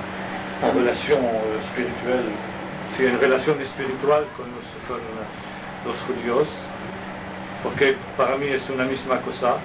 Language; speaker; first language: Spanish; non-native, learner; French